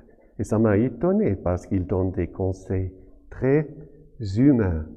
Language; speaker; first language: French; non-native, fluent; German